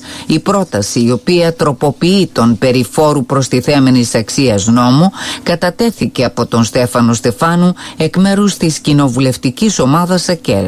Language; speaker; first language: Greek; native; Greek